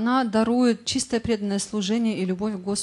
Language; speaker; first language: Russian; native; Russian